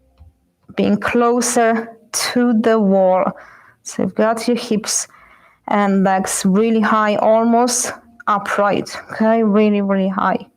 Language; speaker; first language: English; non-native, fluent; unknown